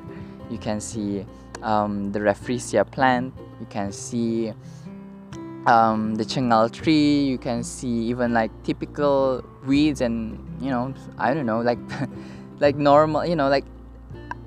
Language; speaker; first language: English; non-native, local second language; Malay